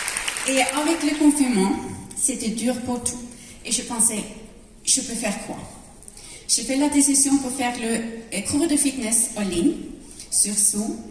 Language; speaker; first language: French; non-native, learner; Norwegian